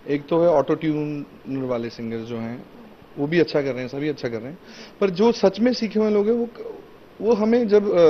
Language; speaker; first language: Hindi; native; Hindi